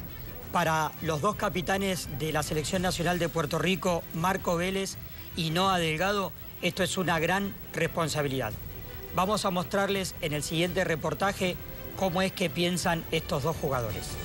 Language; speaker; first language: Spanish; native; Spanish